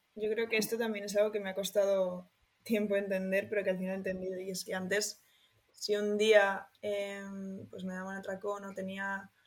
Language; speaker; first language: Spanish; native; Spanish